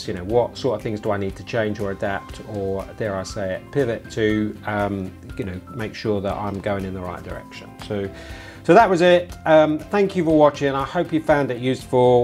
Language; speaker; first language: English; native; English